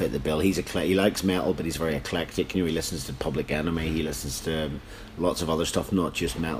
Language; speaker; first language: English; native; English